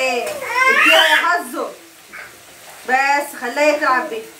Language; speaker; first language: Arabic; native; Arabic